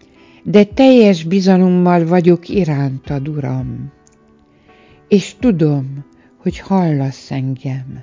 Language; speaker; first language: Hungarian; native; Hungarian